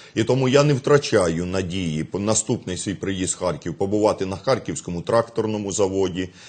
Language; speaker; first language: Ukrainian; native; Ukrainian